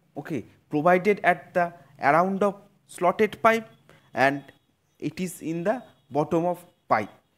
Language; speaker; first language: English; non-native, local second language; Bangla